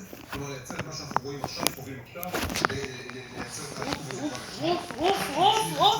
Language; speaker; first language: Hebrew; native; Hebrew